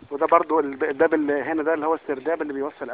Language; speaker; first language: Arabic; native; Arabic